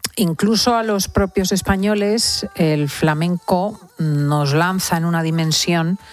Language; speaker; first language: Spanish; native; Spanish